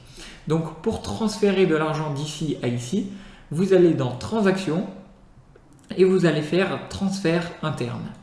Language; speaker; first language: French; native; French